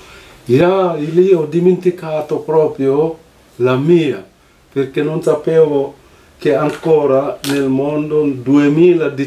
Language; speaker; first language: Italian; non-native, fluent; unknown